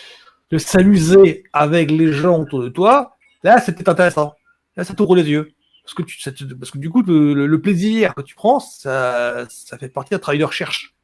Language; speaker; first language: French; native; French